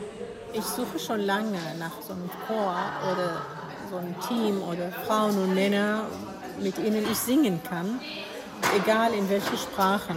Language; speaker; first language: German; non-native, fluent; Arabic